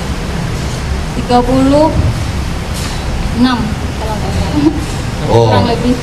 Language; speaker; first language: Indonesian; non-native, fluent; Khmer